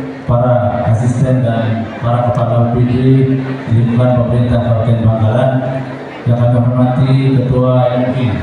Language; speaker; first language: Indonesian; native; Indonesian